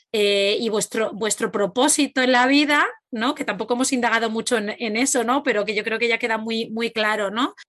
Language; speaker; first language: Spanish; native; Spanish